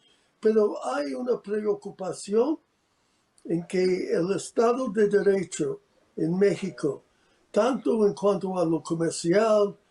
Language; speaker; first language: Spanish; non-native, fluent; English